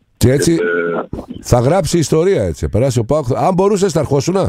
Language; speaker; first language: Greek; native; Greek